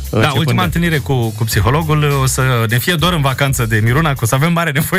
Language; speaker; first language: Romanian; native; Romanian